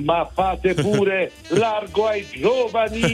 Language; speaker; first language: Italian; native; Italian